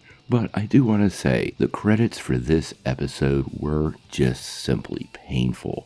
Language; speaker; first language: English; native; English